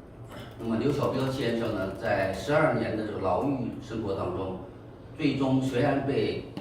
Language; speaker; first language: Chinese; native; Chinese